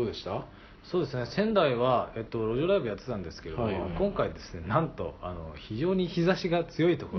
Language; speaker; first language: Japanese; native; Japanese